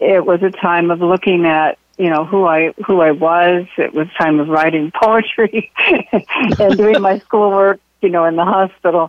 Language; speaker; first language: English; native; English